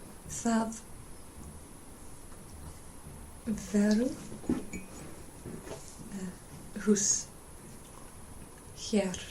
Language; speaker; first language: Icelandic; non-native, learner; English